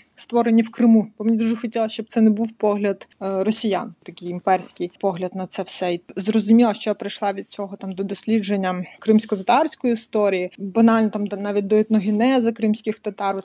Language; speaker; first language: Ukrainian; non-native, local second language; Russian